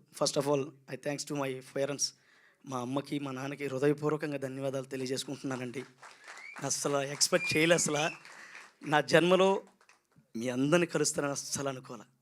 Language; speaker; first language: Telugu; native; Telugu